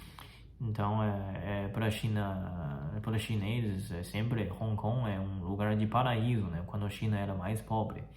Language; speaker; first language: Portuguese; non-native, fluent; Chinese